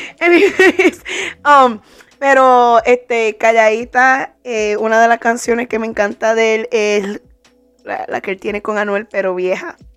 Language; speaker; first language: Spanish; early bilingual, heritage; Spanish